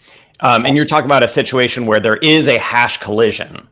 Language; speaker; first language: English; native; English